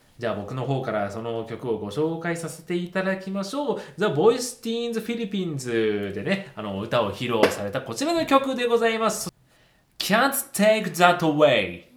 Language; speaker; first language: Japanese; native; Japanese